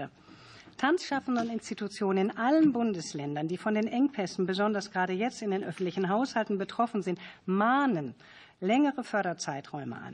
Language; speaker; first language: German; native; German